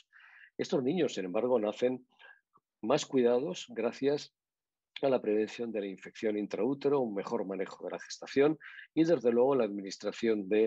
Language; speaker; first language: Spanish; native; Spanish